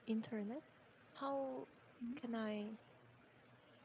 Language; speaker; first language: English; non-native, learner; Korean